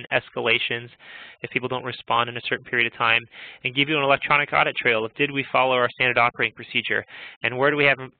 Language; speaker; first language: English; native; English